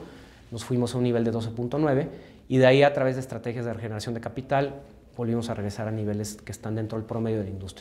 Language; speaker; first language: Spanish; native; Spanish